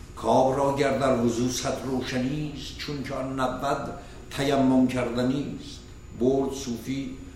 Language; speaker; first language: Persian; native; Persian